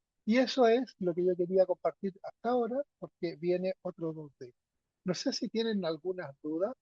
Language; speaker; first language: Spanish; native; Spanish